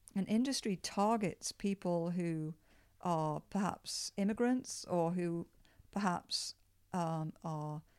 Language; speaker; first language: English; native; English